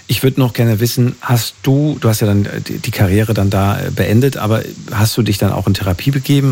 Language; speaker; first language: German; native; German